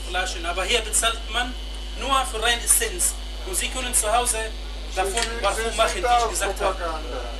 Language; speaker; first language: German; non-native, fluent; Arabic